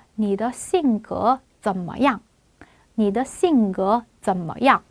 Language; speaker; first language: Chinese; non-native, fluent; Korean